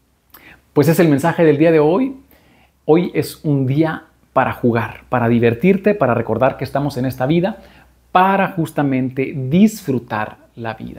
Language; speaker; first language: Spanish; native; Spanish